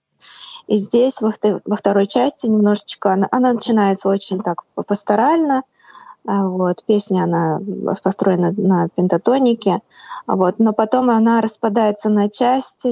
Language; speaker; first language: Russian; non-native, local second language; Tatar